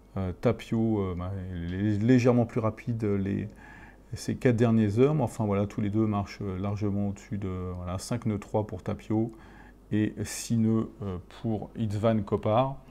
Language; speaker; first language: French; native; French